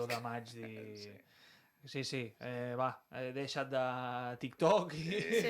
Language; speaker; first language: Catalan; native; Catalan